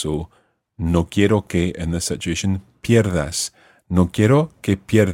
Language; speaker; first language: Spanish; non-native, fluent; English